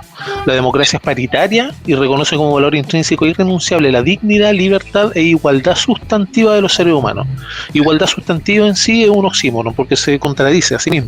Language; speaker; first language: Spanish; native; Spanish